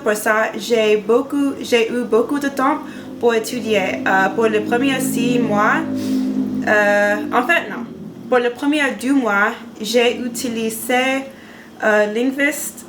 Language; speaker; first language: French; non-native, learner; English